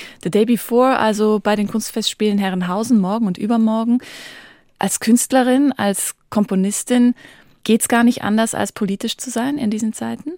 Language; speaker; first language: German; native; German